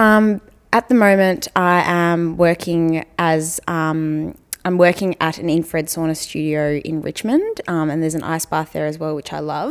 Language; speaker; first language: English; native; English